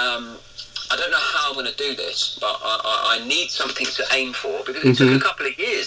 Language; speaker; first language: English; native; English